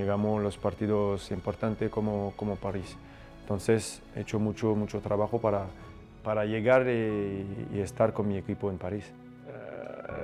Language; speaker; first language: Spanish; non-native, fluent; French